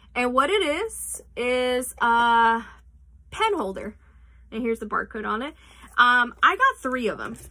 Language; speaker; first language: English; native; English